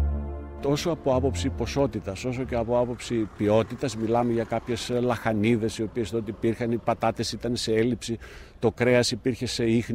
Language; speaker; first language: Greek; native; Greek